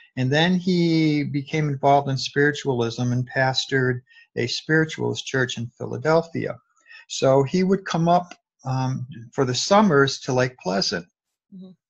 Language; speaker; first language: English; native; English